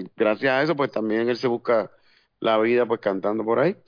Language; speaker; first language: Spanish; native; Spanish